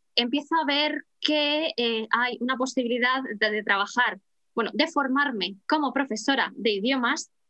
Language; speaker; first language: Spanish; native; Spanish